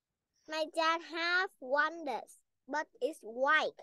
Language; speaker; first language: English; non-native, learner; Vietnamese